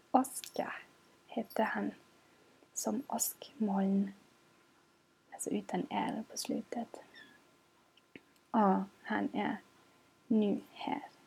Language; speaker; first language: Swedish; non-native, fluent; German